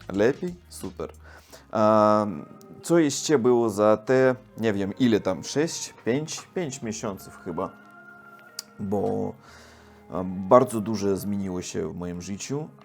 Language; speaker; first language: Polish; non-native, learner; Russian